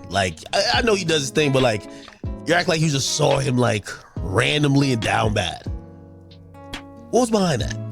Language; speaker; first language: English; native; English